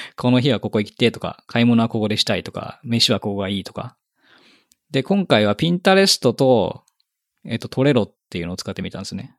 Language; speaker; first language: Japanese; native; Japanese